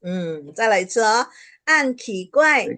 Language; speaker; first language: Chinese; early bilingual, heritage; Chinese